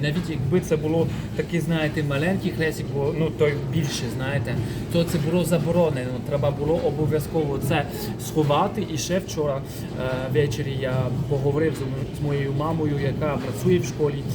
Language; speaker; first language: Ukrainian; non-native, fluent; French